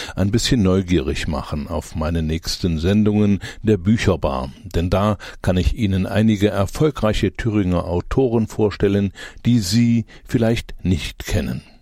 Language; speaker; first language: German; native; German